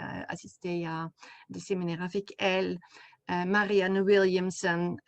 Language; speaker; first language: French; non-native, fluent; Dutch